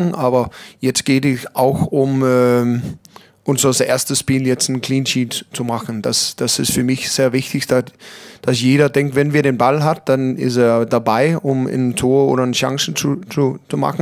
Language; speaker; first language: German; non-native, learner; Danish